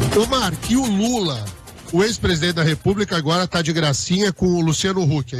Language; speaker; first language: Portuguese; native; Portuguese